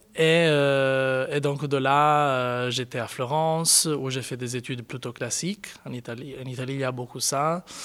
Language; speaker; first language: French; non-native, fluent; Italian